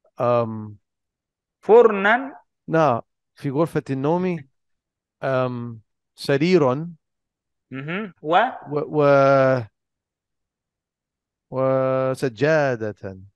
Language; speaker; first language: Arabic; non-native, learner; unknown